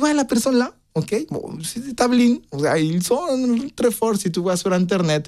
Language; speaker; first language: French; non-native, fluent; Spanish